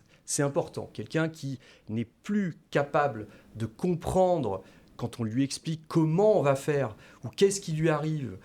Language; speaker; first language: French; native; French